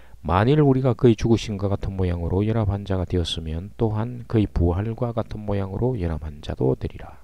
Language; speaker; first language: Korean; native; Korean